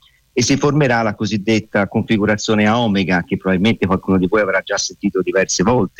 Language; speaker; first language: Italian; native; Italian